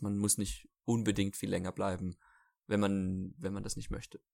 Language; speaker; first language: German; native; German